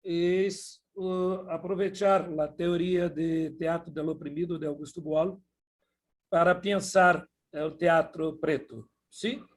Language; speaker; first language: Portuguese; non-native, fluent; Spanish